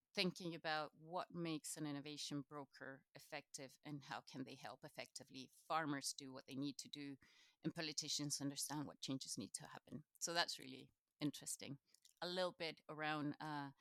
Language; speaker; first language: English; non-native, fluent; Spanish